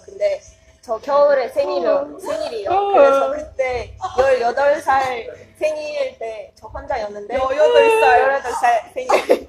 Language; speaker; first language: Korean; non-native, learner; Russian